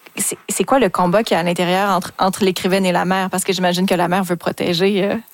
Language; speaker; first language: French; native; French